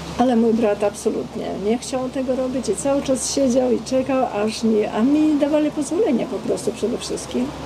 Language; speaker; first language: Polish; non-native, fluent; Armenian